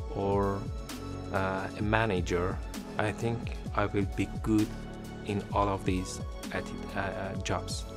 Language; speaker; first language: English; non-native, fluent; Persian